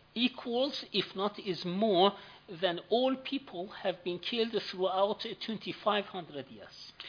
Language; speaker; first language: English; non-native, fluent; Persian